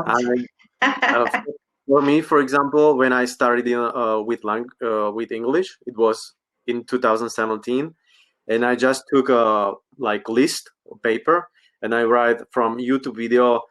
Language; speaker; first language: English; non-native, learner; Slovak